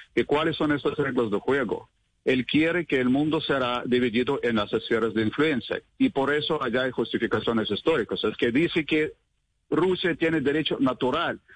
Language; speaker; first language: Spanish; non-native, fluent; Russian